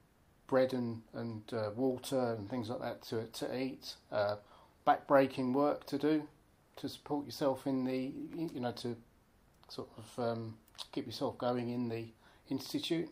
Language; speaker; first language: English; native; English